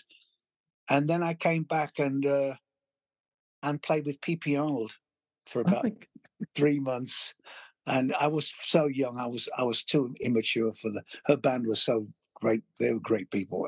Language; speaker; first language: English; native; English